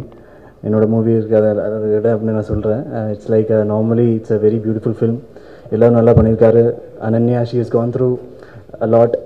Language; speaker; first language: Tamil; non-native, fluent; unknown